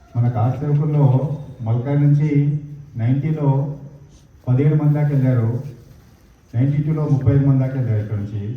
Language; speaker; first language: Telugu; non-native, local second language; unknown